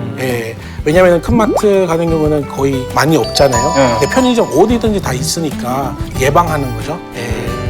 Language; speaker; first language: Korean; non-native, fluent; Indonesian